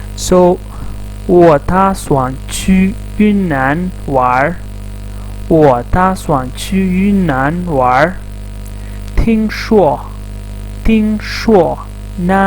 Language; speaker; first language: Chinese; non-native, fluent; Urdu